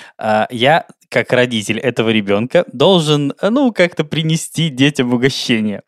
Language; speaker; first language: Russian; native; Russian